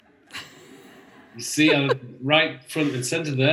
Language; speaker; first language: English; native; English